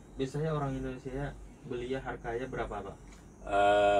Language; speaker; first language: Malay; non-native, learner; Thai